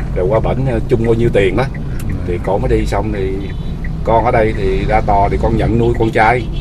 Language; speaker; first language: Vietnamese; native; Vietnamese